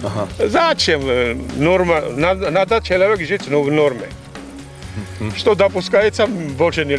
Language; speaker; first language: Russian; non-native, fluent; Georgian